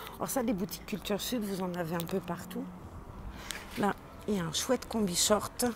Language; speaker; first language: French; native; French